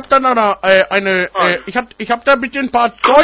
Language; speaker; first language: German; native; German